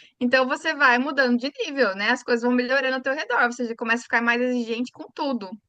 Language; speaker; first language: Portuguese; native; Portuguese